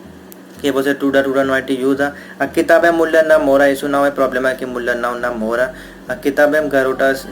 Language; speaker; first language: Portuguese; non-native, learner; Hindi